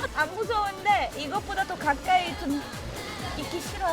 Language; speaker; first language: Korean; non-native, fluent; Italian